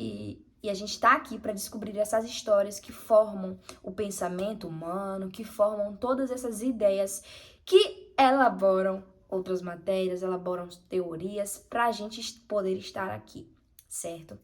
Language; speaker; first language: Portuguese; native; Portuguese